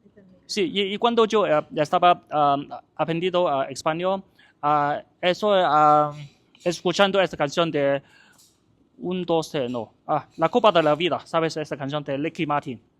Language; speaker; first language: Spanish; non-native, learner; Chinese